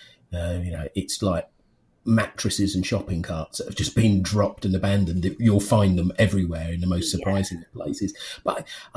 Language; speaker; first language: English; native; English